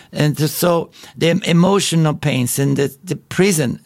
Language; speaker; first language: English; non-native, fluent; Bulgarian